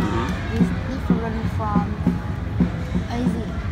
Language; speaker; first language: English; non-native, learner; Vietnamese